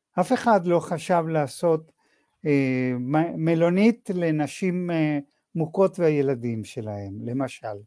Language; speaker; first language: Hebrew; non-native, fluent; Spanish